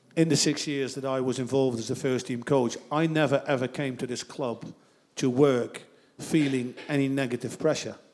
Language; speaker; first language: English; non-native, fluent; Dutch